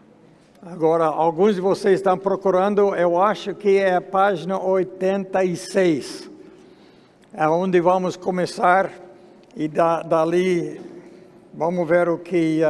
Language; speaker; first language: Portuguese; non-native, fluent; English